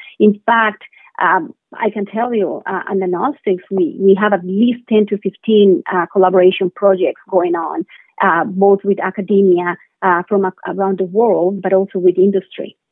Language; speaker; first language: English; non-native, fluent; Spanish